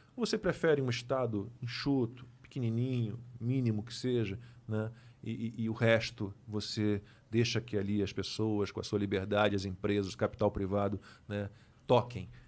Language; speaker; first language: Portuguese; native; Portuguese